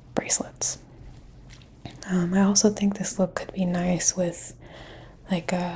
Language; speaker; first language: English; native; English